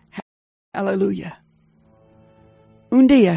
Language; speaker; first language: Spanish; early bilingual, heritage; Spanish